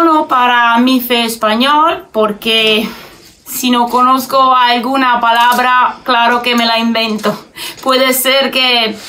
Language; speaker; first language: Spanish; non-native, learner; Italian